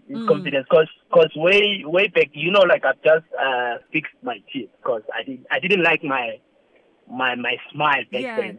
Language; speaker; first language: English; non-native, local second language; Zulu